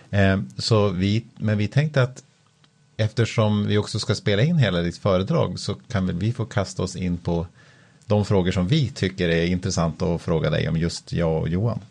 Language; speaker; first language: Swedish; native; Swedish